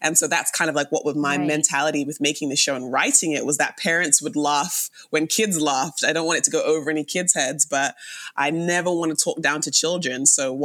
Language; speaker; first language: English; native; English